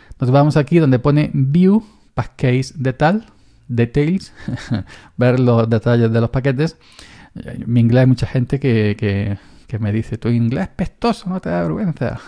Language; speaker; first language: Spanish; native; Spanish